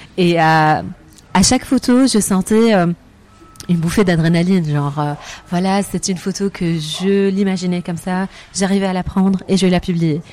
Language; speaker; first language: French; non-native, fluent; Arabic